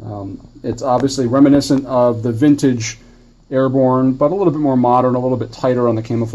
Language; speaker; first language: English; native; English